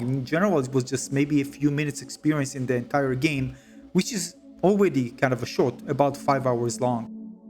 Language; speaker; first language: English; non-native, fluent; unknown